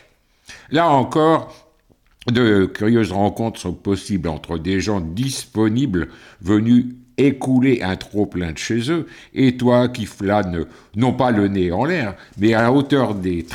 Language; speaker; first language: French; native; French